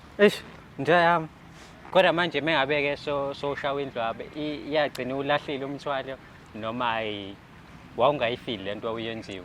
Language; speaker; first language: Zulu; native; Zulu